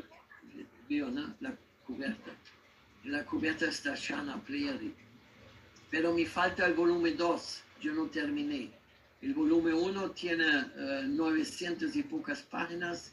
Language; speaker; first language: Spanish; non-native, learner; German